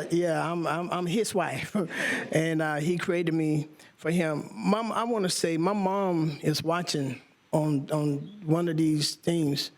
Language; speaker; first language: English; native; English